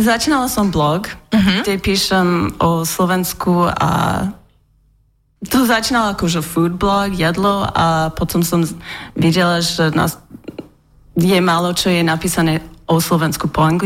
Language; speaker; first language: Slovak; non-native, learner; English